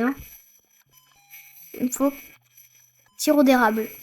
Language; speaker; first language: French; native; French